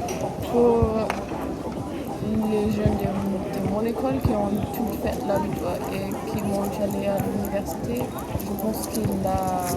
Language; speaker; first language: French; non-native, learner; German